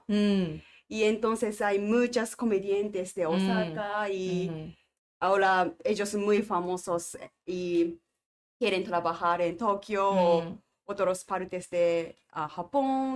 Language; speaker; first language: Spanish; non-native, learner; Japanese